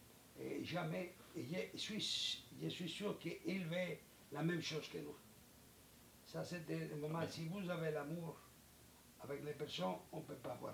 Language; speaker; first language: French; non-native, learner; Spanish